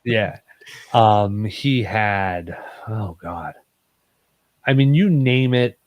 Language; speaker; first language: English; native; English